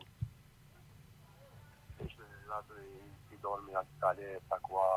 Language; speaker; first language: Italian; non-native, learner; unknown